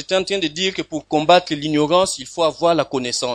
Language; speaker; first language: French; non-native, local second language; Lingala